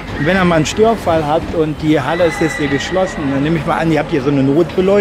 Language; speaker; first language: German; native; German